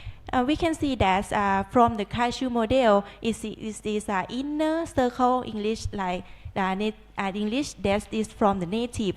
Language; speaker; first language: English; non-native, learner; Thai